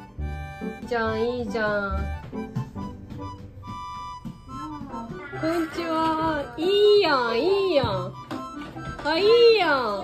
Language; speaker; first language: Japanese; native; Japanese